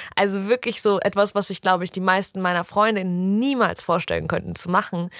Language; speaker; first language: German; early bilingual, other home language; Russian